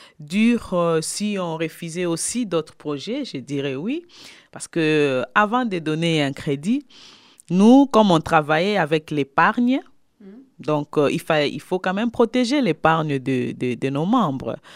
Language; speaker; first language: French; non-native, local second language; Lingala